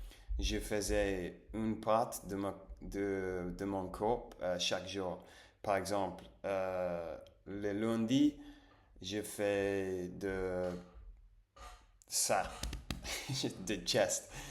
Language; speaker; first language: French; non-native, fluent; Spanish